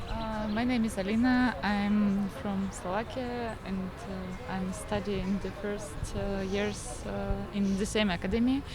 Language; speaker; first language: English; non-native, learner; Slovak